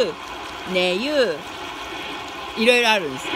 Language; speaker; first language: Japanese; native; Japanese